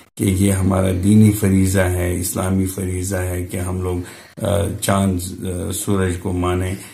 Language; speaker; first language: Hindi; non-native, local second language; Kashmiri